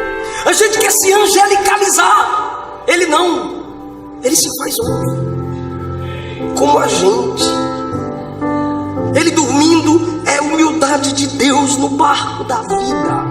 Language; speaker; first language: Portuguese; native; Portuguese